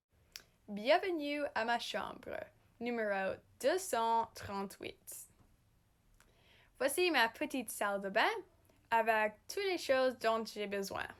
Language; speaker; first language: French; non-native, learner; English